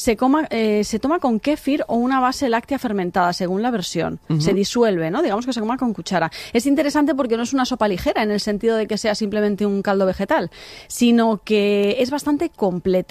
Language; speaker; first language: Spanish; native; Spanish